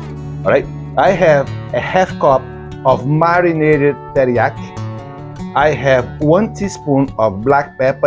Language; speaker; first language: English; non-native, fluent; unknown